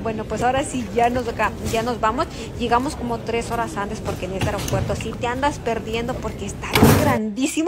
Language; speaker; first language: Spanish; native; Spanish